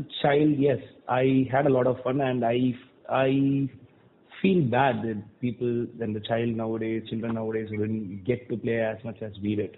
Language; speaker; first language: English; non-native, local second language; Tamil